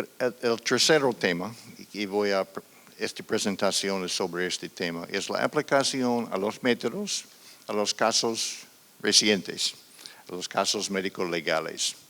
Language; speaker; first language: Spanish; non-native, fluent; English